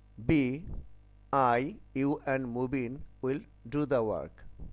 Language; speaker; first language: English; non-native, local second language; Bangla